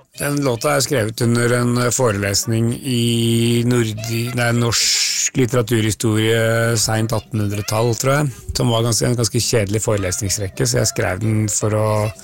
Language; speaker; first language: Norwegian; native; Norwegian